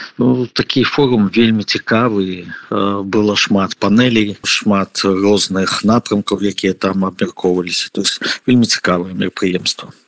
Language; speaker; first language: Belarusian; non-native, local second language; Russian